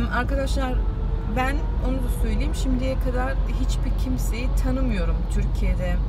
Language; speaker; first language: Turkish; early bilingual, heritage; Turkish